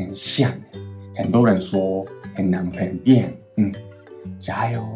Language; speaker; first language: Chinese; non-native, fluent; Japanese